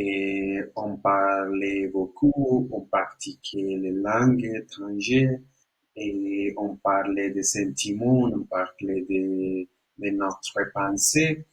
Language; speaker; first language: French; non-native, learner; Spanish